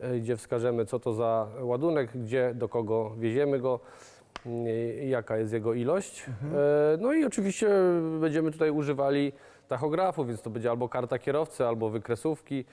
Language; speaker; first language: Polish; native; Polish